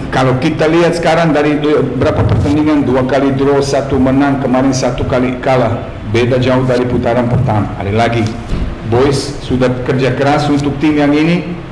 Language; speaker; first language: Indonesian; non-native, fluent; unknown